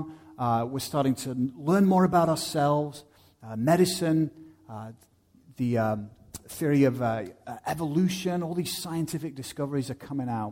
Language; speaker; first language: English; native; English